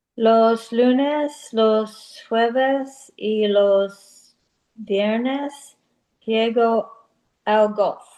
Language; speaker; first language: Spanish; non-native, learner; English